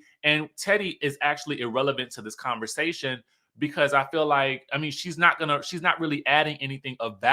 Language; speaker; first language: English; native; English